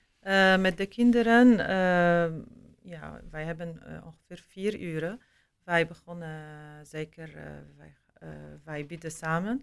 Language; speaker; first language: Dutch; non-native, learner; Arabic